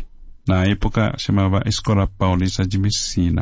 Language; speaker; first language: Portuguese; non-native, fluent; Chinese